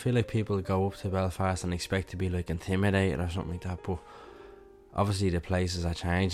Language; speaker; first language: English; native; English